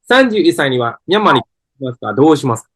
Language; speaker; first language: Japanese; non-native, fluent; Burmese